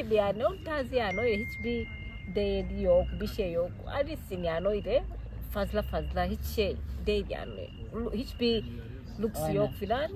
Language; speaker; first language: Turkish; non-native, fluent; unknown